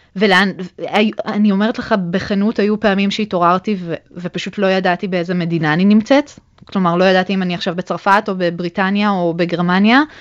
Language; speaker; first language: Hebrew; native; Hebrew